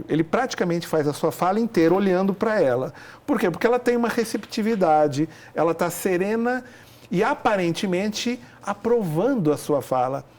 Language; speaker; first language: Portuguese; native; Portuguese